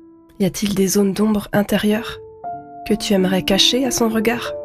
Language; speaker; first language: French; native; French